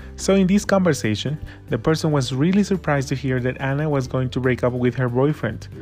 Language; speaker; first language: English; non-native, fluent; Spanish